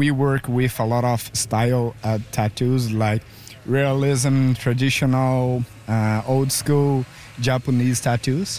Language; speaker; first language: English; non-native, fluent; Portuguese